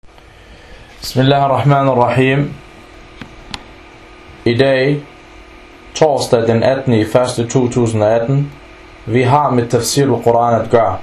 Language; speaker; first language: Danish; early bilingual, other home language; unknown